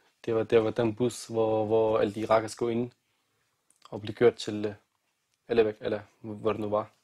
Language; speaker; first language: Danish; non-native, fluent; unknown